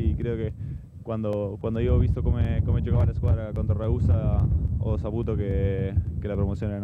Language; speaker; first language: Italian; non-native, fluent; Spanish